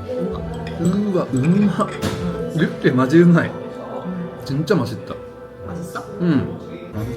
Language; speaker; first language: Korean; non-native, learner; Japanese